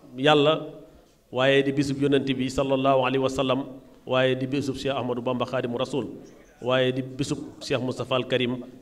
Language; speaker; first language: Wolof; native; Wolof